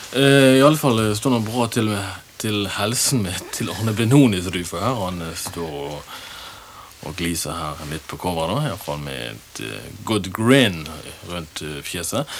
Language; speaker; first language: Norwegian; native; Norwegian